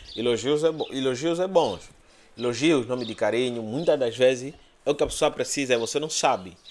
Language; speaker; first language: Portuguese; native; Portuguese